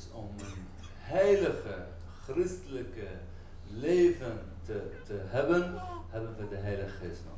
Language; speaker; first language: Dutch; non-native, fluent; Arabic